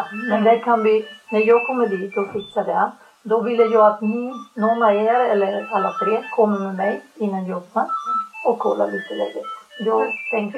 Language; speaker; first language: Swedish; non-native, learner; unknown